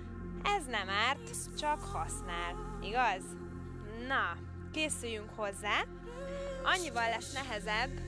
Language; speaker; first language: Hungarian; native; Hungarian